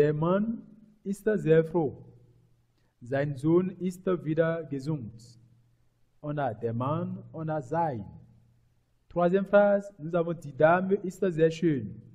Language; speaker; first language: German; non-native, fluent; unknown